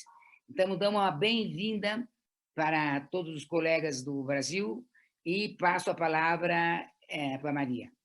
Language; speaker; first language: Portuguese; non-native, fluent; Spanish